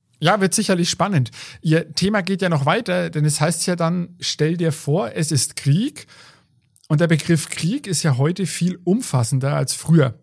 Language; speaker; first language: German; native; German